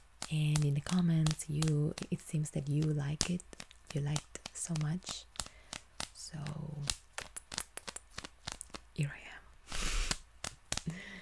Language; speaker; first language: English; non-native, fluent; Italian